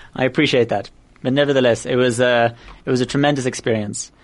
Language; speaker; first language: English; native; English